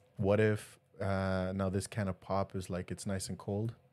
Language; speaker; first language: English; early bilingual, other home language; Spanish